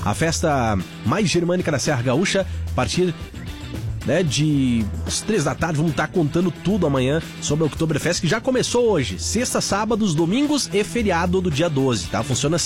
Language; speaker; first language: Portuguese; native; Portuguese